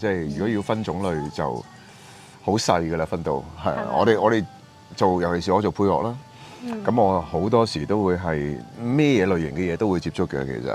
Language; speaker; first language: Cantonese; native; Cantonese